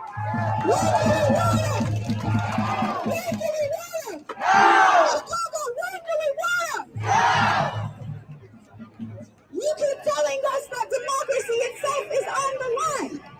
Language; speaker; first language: English; native; English